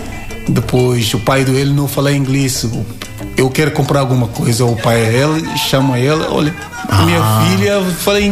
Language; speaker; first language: Portuguese; non-native, learner; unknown